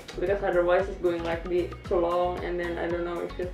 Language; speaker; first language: English; non-native, learner; Indonesian